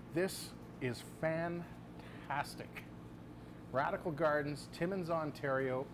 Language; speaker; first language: English; native; English